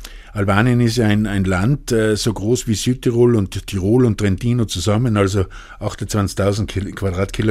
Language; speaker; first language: German; native; German